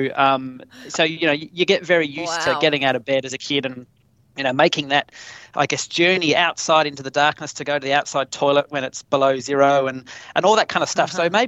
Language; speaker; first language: English; native; English